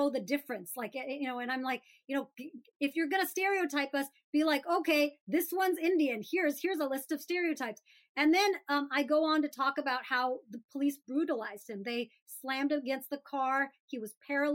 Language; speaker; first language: English; native; English